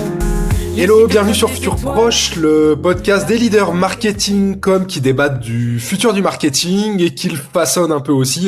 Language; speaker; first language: French; native; French